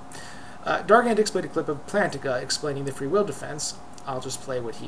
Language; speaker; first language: English; native; English